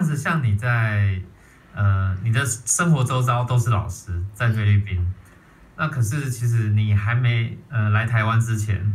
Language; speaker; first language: Chinese; native; Chinese